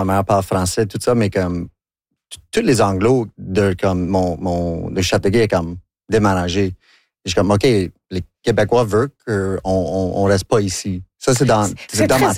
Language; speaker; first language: French; non-native, local second language; English